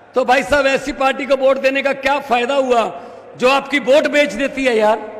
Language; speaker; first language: Hindi; native; Hindi